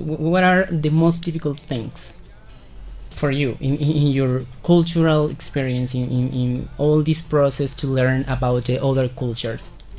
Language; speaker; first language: English; non-native, fluent; Spanish